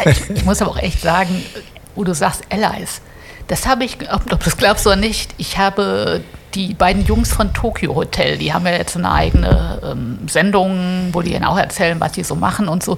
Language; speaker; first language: German; native; German